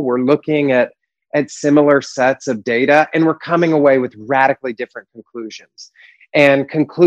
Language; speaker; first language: English; native; English